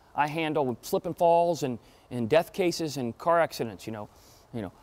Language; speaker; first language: English; native; English